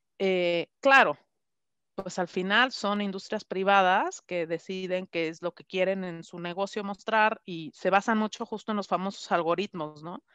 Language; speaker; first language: Spanish; native; Spanish